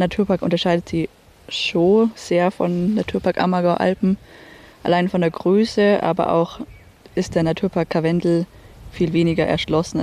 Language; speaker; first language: German; native; German